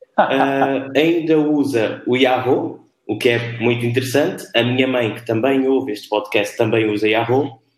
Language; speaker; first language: Portuguese; non-native, local second language; Kabuverdianu